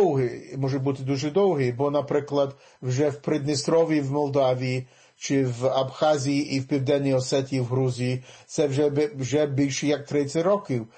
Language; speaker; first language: Ukrainian; early bilingual, heritage; English